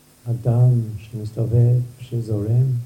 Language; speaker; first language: Hebrew; non-native, fluent; English